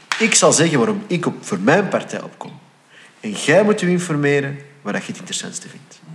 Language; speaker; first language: Dutch; native; Dutch